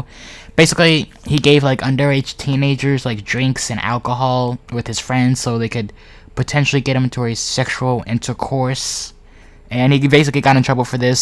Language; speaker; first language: English; native; English